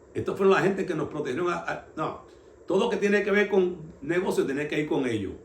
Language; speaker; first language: Spanish; early bilingual, heritage; Spanish